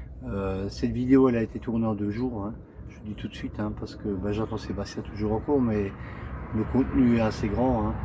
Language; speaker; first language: French; native; French